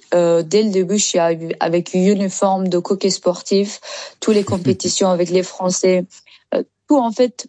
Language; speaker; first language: French; non-native, learner; Persian